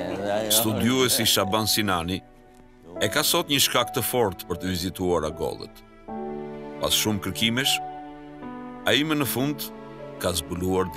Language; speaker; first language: Albanian; native; Albanian